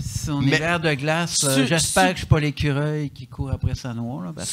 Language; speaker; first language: French; native; French